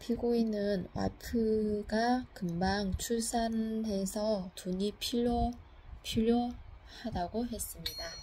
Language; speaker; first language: Korean; non-native, fluent; Vietnamese